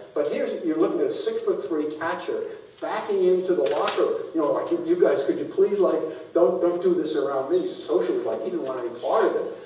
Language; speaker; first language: English; native; English